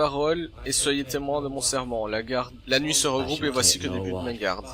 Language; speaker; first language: French; native; French